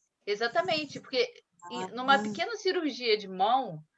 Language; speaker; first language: Portuguese; native; Portuguese